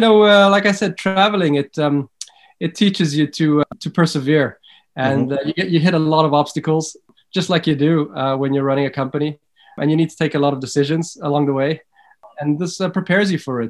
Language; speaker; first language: English; native; English